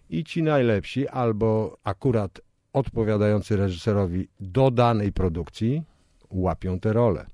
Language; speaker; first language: Polish; native; Polish